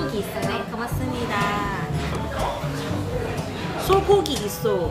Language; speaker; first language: Korean; non-native, learner; Cantonese